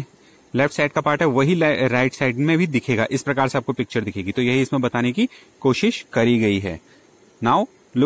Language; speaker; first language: Hindi; native; Hindi